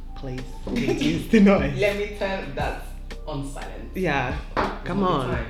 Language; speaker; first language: English; non-native, local second language; French